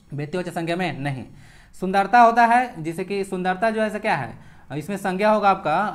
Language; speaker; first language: Hindi; native; Hindi